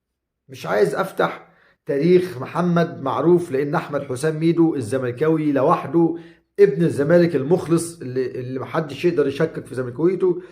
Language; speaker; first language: Arabic; native; Arabic